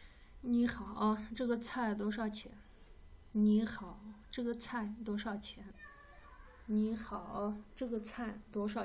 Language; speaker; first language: Chinese; non-native, fluent; Kyrgyz